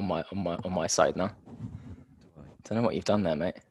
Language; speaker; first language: English; native; English